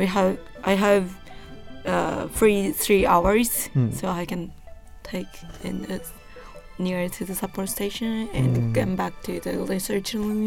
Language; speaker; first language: English; non-native, learner; Japanese